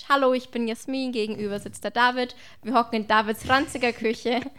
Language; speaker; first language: German; native; German